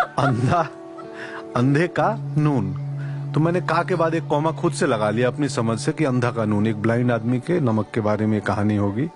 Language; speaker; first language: Hindi; non-native, local second language; Bhojpuri